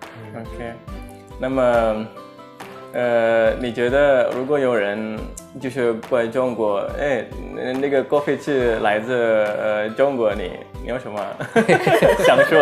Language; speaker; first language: Chinese; non-native, fluent; Indonesian